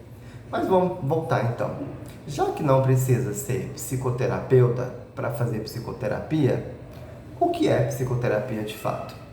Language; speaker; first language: Portuguese; native; Portuguese